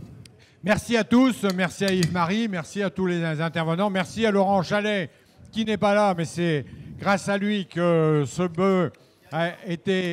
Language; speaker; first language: French; native; French